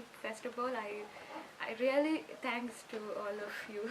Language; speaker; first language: English; non-native, learner; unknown